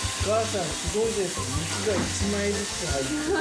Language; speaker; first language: Japanese; native; Japanese